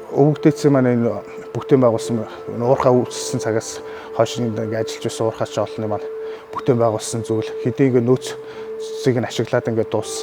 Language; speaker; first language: Mongolian; native; Mongolian